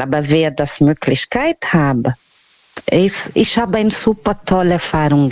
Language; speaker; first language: German; non-native, learner; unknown